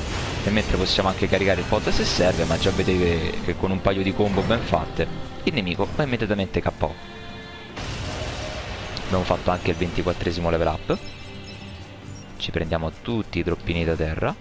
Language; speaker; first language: Italian; native; Italian